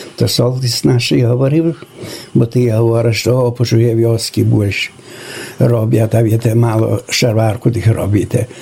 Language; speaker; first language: Ukrainian; native; Ukrainian